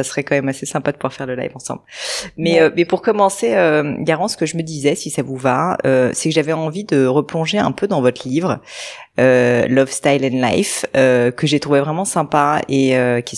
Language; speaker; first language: French; native; French